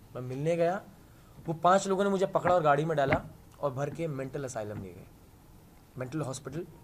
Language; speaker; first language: Hindi; native; Hindi